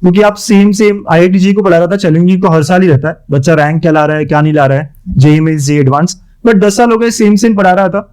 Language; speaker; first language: Hindi; non-native, local second language; Marathi